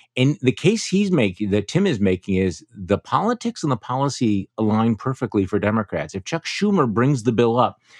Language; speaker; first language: English; native; English